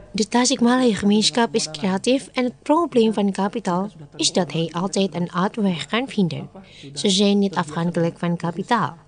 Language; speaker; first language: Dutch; non-native, fluent; Indonesian